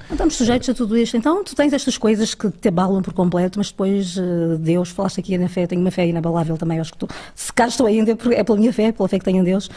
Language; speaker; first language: Portuguese; early bilingual, other home language; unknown